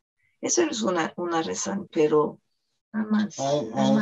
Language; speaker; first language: Spanish; non-native, fluent; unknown